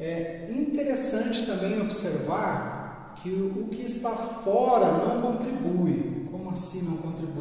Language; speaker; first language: Portuguese; native; Portuguese